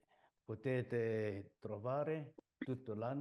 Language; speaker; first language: Italian; non-native, learner; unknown